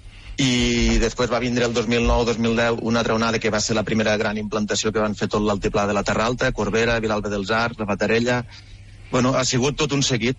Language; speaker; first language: Catalan; native; Catalan